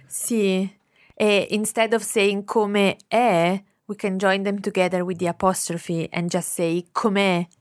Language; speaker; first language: English; non-native, fluent; Italian